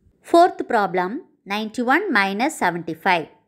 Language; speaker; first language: English; non-native, local second language; Tamil